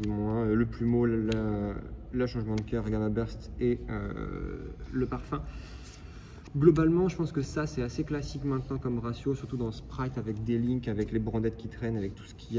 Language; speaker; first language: French; native; French